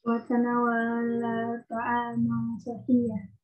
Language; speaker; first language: Arabic; non-native, learner; Indonesian